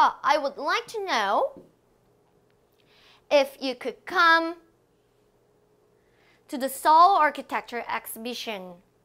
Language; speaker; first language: English; non-native, fluent; Korean